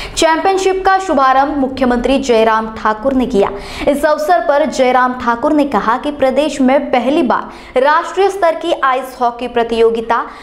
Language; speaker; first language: Hindi; non-native, local second language; Marathi